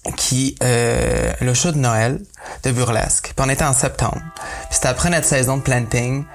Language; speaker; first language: French; native; French